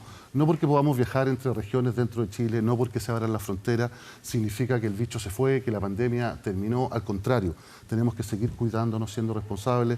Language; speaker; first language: Spanish; native; Spanish